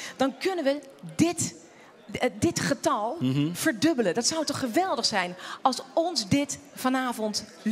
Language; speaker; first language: Dutch; native; Dutch